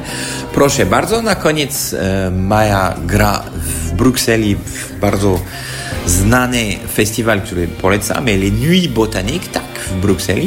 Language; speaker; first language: Polish; non-native, fluent; French